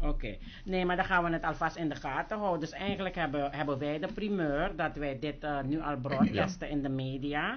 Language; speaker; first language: Dutch; native; Dutch